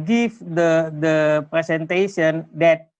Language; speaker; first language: English; non-native, local second language; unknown